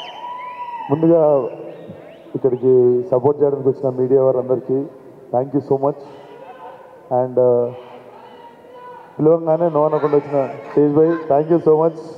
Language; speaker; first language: Telugu; native; Telugu